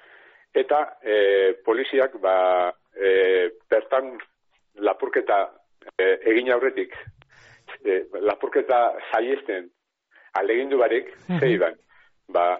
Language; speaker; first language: Basque; native; Basque